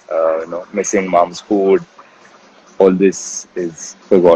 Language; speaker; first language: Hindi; non-native, local second language; Kannada